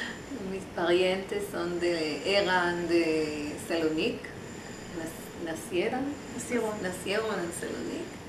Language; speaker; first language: Spanish; early bilingual, heritage; Hebrew